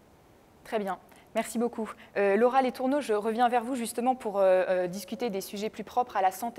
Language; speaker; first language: French; native; French